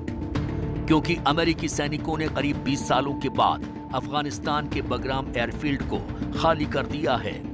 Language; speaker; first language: Hindi; native; Hindi